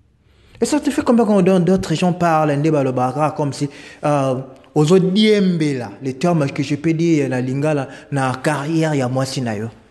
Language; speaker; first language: French; non-native, local second language; Lingala